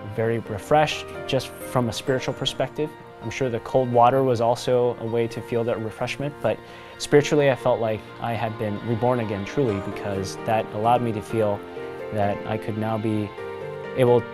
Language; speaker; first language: English; native; English